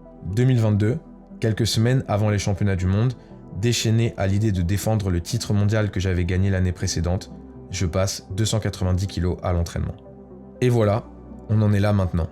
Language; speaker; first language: French; native; French